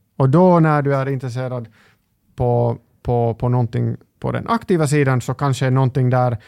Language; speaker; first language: Swedish; non-native, local second language; Finnish